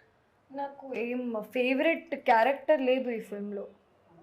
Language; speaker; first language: Telugu; non-native, learner; Hindi